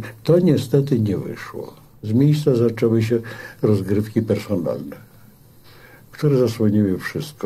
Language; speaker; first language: Polish; native; Polish